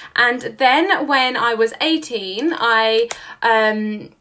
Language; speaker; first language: English; native; English